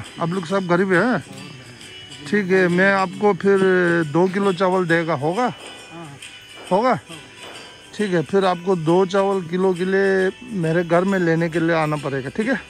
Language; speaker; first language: Hindi; non-native, local second language; Tibetan